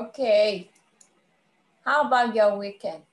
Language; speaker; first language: English; non-native, fluent; Vietnamese